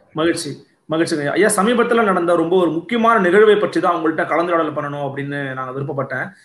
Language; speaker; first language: Tamil; native; Tamil